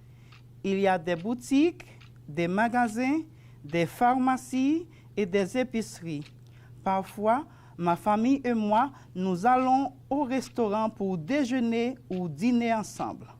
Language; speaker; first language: French; non-native, fluent; Spanish